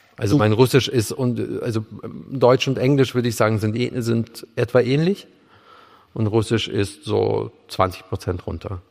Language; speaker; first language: German; early bilingual, other home language; Russian